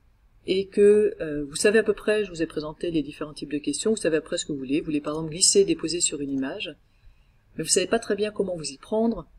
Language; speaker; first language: French; native; French